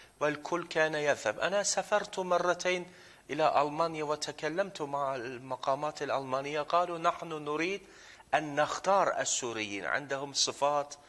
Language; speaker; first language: Arabic; non-native, fluent; Turkish